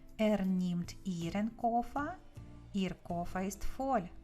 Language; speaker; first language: German; non-native, fluent; Ukrainian